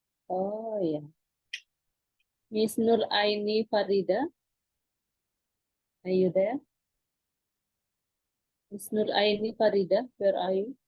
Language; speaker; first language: English; non-native, fluent; Indonesian